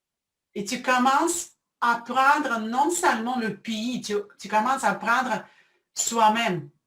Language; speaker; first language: French; non-native, fluent; Russian